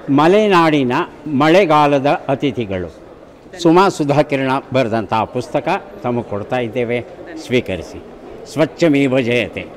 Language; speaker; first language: Kannada; native; Kannada